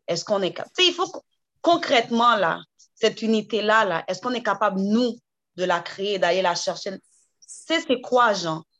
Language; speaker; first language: French; native; French